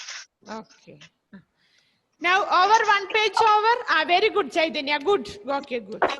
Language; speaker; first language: English; non-native, fluent; Malayalam